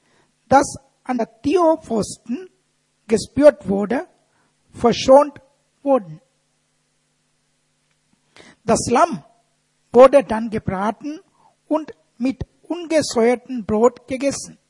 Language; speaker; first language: German; non-native, fluent; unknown